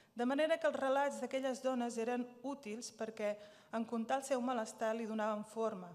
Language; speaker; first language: Catalan; early bilingual, other home language; Riffian